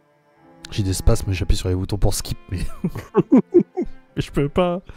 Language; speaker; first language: French; native; French